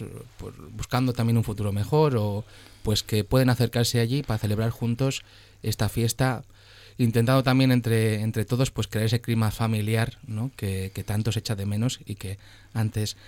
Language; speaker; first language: Spanish; native; Spanish